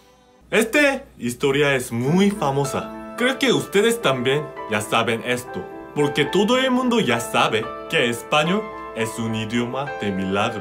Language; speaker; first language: Spanish; non-native, fluent; Korean